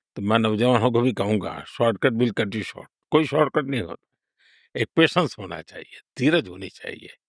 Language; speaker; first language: Hindi; non-native, local second language; Gujarati